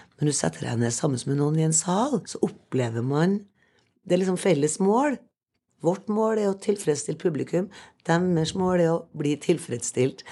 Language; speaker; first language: Norwegian; native; Norwegian